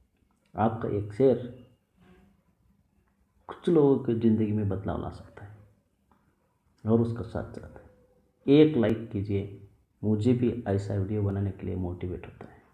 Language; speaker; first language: Hindi; non-native, local second language; Kannada